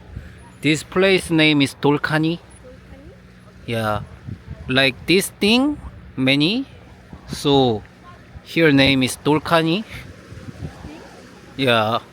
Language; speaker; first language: English; non-native, learner; Korean